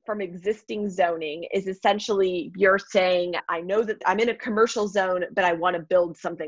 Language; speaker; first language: English; native; English